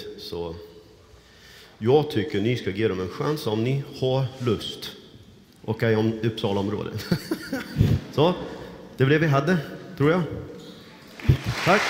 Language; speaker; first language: Swedish; non-native, fluent; English